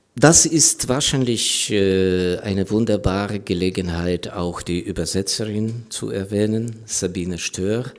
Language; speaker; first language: German; non-native, fluent; Ukrainian